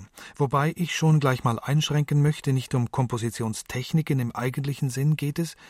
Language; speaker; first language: German; native; German